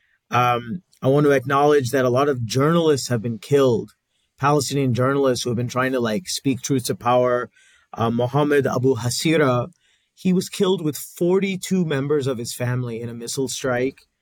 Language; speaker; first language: English; native; English